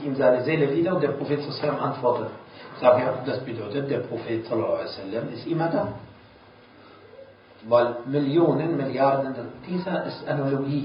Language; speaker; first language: German; non-native, fluent; Arabic